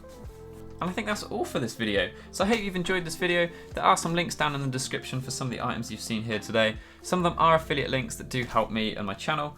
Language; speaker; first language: English; native; English